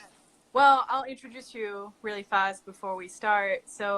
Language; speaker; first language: English; native; English